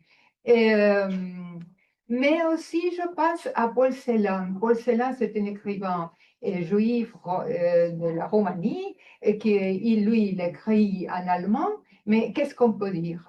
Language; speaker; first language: French; non-native, fluent; Spanish